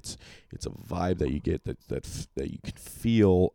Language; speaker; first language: English; native; English